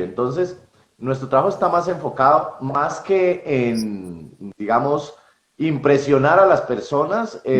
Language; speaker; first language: Spanish; native; Spanish